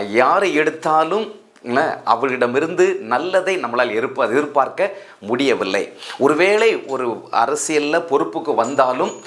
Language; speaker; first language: Tamil; native; Tamil